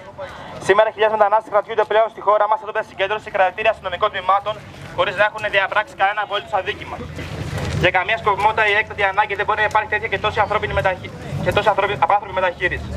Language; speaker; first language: Greek; native; Greek